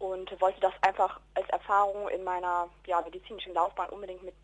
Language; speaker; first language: German; native; German